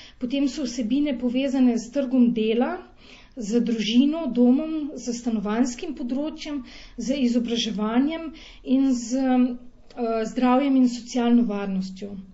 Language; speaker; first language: Slovenian; native; Slovenian